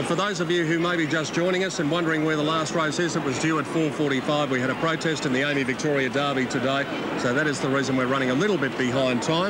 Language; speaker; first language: English; native; English